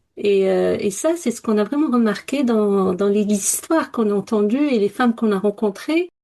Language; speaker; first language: French; non-native, local second language; Arabic